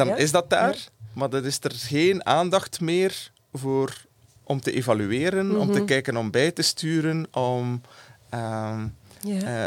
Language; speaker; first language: Dutch; native; Dutch